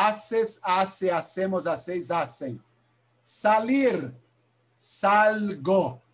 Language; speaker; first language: Spanish; non-native, learner; Portuguese